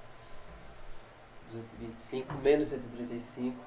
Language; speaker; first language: Portuguese; native; Portuguese